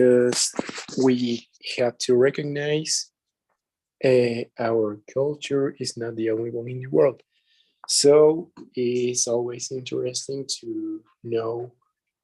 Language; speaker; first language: English; non-native, learner; Spanish